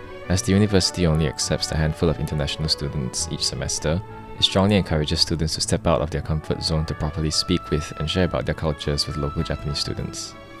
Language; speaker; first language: English; non-native, local second language; Chinese